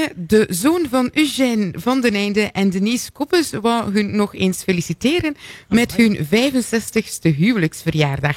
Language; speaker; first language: Dutch; native; Dutch